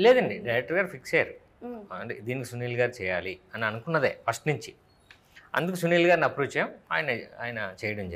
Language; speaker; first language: Telugu; native; Telugu